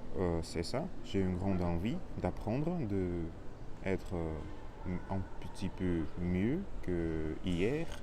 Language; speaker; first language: French; non-native, learner; Russian